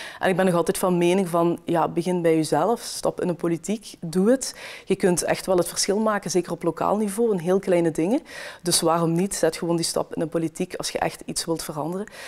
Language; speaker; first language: Dutch; native; Dutch